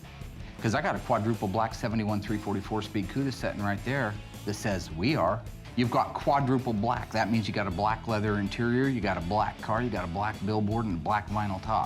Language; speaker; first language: English; native; English